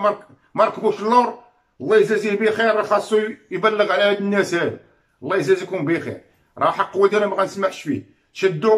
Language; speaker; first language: Arabic; native; Arabic